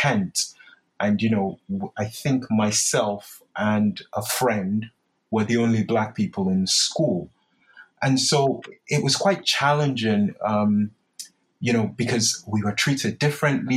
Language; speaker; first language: English; non-native, local second language; Yoruba